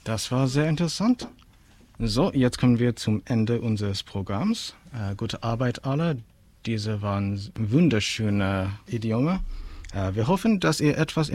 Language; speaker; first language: German; non-native, fluent; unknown